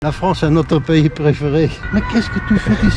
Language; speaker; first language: French; non-native, learner; Dutch